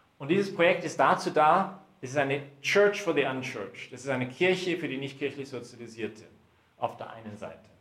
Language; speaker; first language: German; early bilingual, heritage; German